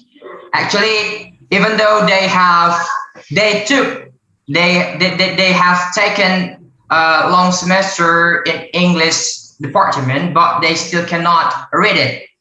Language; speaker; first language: English; non-native, learner; Indonesian